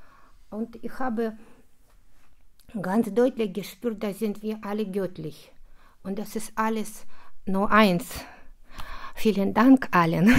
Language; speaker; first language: German; non-native, fluent; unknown